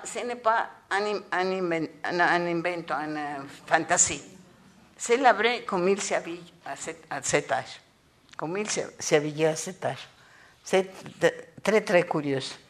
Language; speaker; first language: French; non-native, learner; Spanish